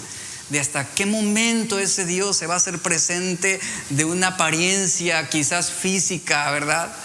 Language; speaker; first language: Spanish; native; Spanish